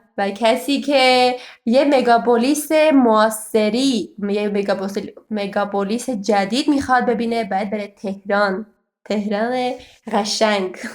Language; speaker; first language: Persian; non-native, fluent; Armenian